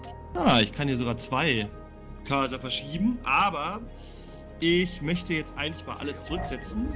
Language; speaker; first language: German; native; German